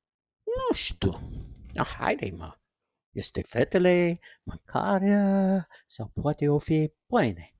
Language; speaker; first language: Romanian; non-native, learner; English